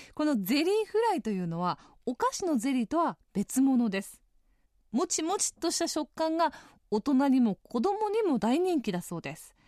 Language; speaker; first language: Japanese; native; Japanese